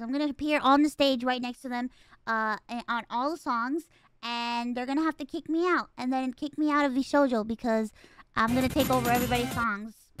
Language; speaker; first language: English; early bilingual, other home language; Spanish